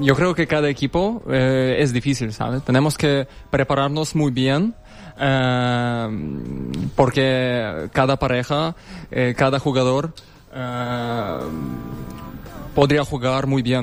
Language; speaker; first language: Spanish; non-native, fluent; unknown